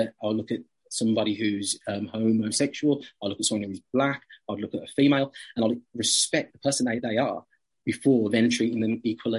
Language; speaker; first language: English; native; English